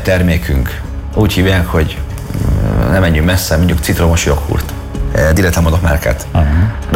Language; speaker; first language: Hungarian; native; Hungarian